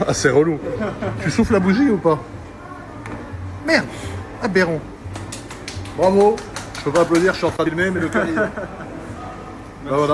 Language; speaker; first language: French; native; French